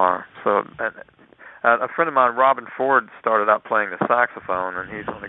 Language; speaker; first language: English; native; English